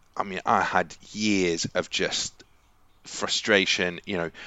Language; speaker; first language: English; native; English